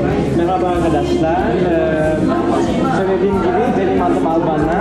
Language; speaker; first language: Turkish; non-native, learner; Indonesian